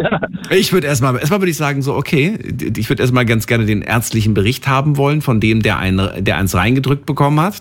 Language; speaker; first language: German; native; German